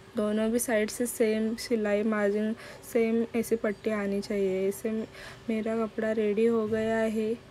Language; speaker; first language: Hindi; non-native, local second language; Marathi